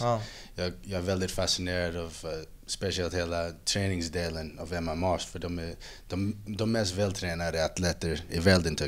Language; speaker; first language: Swedish; non-native, fluent; English